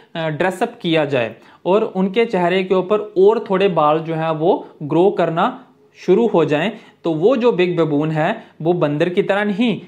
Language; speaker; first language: Hindi; native; Hindi